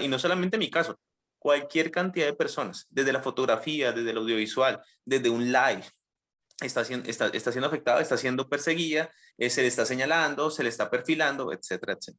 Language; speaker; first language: Spanish; native; Spanish